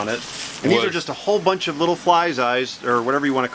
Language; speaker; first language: English; native; English